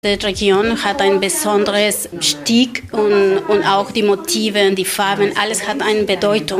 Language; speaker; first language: German; non-native, learner; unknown